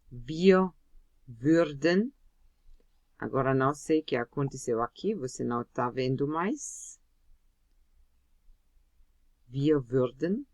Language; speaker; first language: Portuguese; non-native, fluent; German